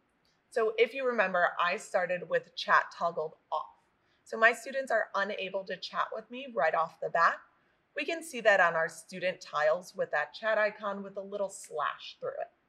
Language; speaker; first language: English; native; English